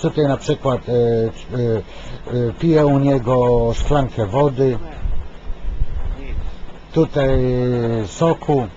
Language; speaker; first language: Polish; non-native, fluent; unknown